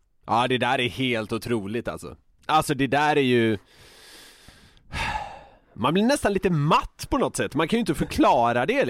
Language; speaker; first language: Swedish; native; Swedish